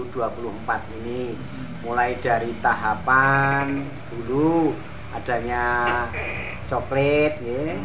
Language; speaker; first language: Indonesian; native; Indonesian